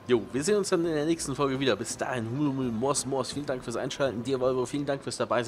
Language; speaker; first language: German; native; German